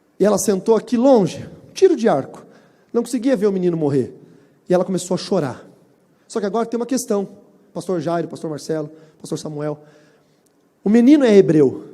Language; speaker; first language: Portuguese; native; Portuguese